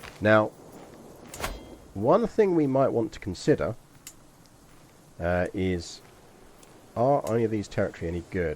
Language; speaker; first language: English; native; English